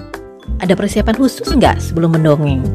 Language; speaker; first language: Indonesian; native; Indonesian